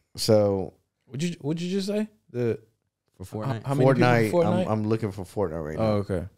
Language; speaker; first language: English; non-native, fluent; Spanish